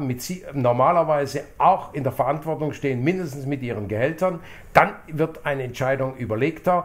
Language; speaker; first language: German; native; German